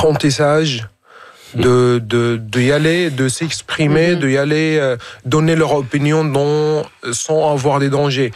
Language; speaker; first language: French; non-native, fluent; Arabic